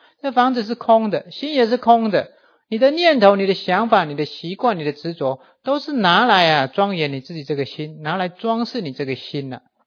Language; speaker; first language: Chinese; native; Chinese